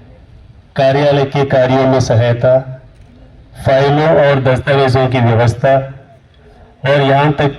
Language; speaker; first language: Hindi; native; Hindi